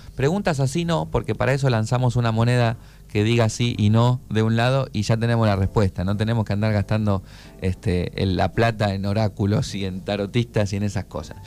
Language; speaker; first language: Spanish; native; Spanish